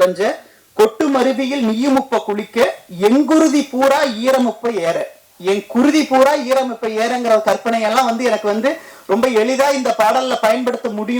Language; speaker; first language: Tamil; native; Tamil